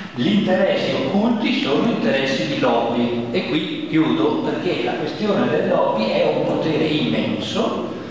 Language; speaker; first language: Italian; native; Italian